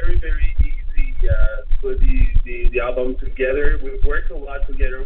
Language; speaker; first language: English; non-native, learner; French